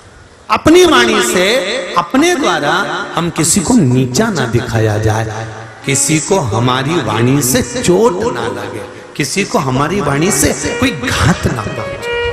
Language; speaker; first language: Hindi; native; Hindi